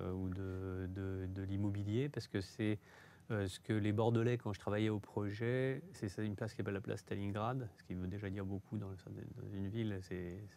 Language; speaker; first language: French; native; French